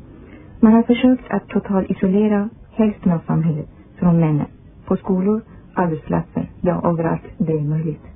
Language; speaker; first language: Swedish; non-native, fluent; Persian